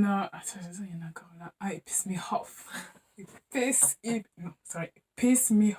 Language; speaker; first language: English; non-native, learner; French